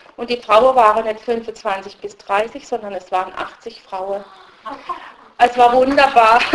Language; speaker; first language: German; early bilingual, other home language; Russian